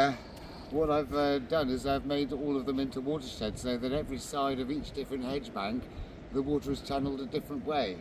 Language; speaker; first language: English; native; English